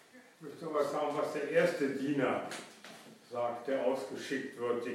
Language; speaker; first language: German; non-native, fluent; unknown